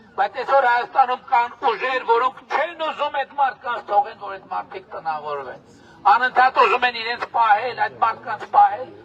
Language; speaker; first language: Armenian; native; Armenian